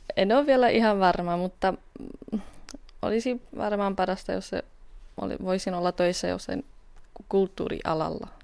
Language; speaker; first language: Finnish; non-native, fluent; Slovak